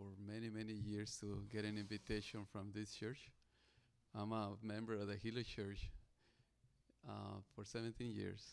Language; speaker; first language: English; non-native, learner; Spanish